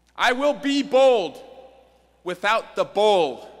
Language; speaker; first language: English; native; English